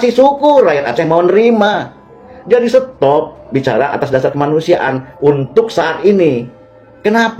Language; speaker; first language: Indonesian; native; Indonesian